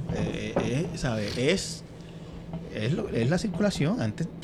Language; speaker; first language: Spanish; native; Spanish